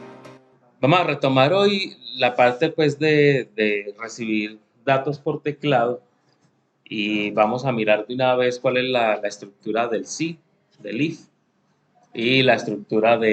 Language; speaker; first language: Spanish; native; Spanish